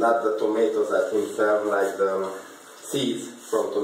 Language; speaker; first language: English; non-native, learner; Hungarian